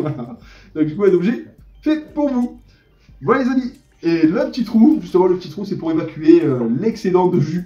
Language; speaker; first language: French; native; French